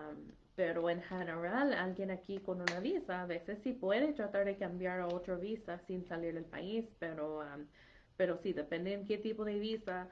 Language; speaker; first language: Spanish; non-native, fluent; English